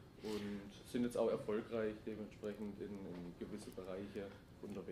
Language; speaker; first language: German; native; German